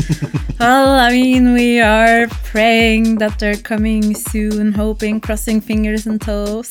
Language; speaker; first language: English; non-native, fluent; Norwegian